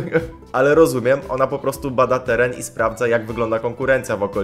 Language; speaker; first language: Polish; native; Polish